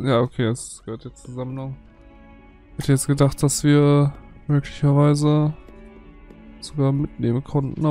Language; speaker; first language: German; native; German